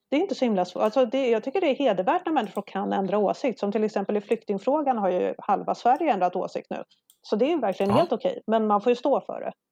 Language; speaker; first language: Swedish; non-native, local second language; Polish